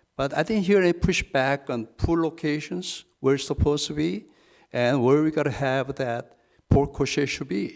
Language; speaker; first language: English; non-native, fluent; Korean